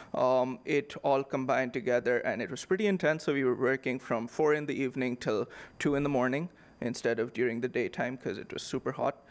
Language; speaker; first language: English; non-native, local second language; Urdu